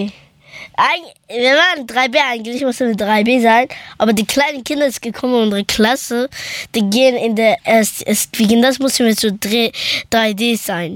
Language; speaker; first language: German; early bilingual, other home language; Persian